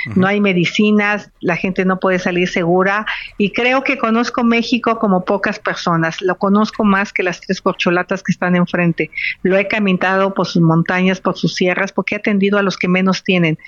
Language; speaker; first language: Spanish; native; Spanish